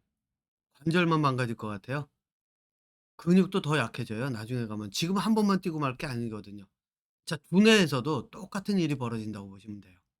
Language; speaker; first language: Korean; native; Korean